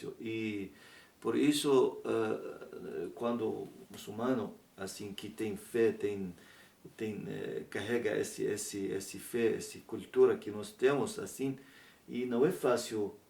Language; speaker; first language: Portuguese; non-native, learner; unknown